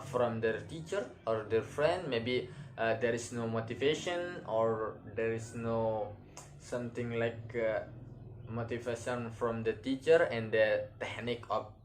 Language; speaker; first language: English; non-native, learner; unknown